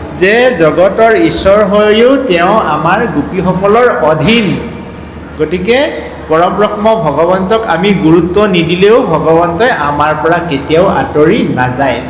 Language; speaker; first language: Assamese; native; Assamese